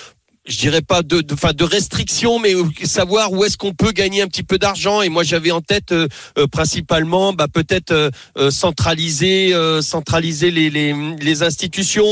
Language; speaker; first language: French; native; French